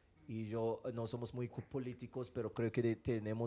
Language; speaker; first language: Spanish; non-native, fluent; English